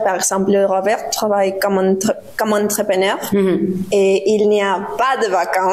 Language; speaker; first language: French; non-native, learner; Spanish